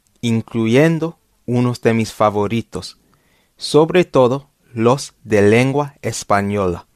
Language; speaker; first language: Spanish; non-native, fluent; English